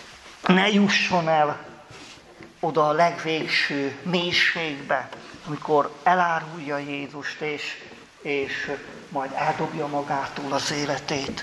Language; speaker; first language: Hungarian; native; Hungarian